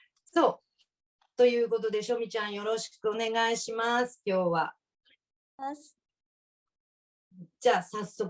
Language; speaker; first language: Japanese; native; Japanese